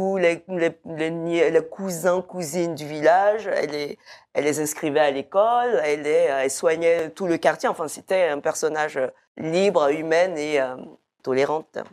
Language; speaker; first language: French; early bilingual, other home language; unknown